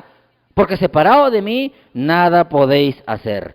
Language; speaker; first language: Spanish; native; Spanish